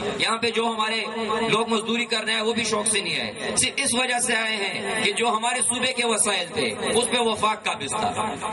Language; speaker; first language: Urdu; non-native, local second language; Pashto